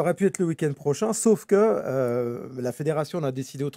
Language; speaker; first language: French; native; French